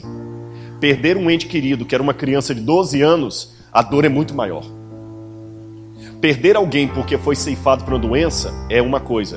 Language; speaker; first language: Portuguese; native; Portuguese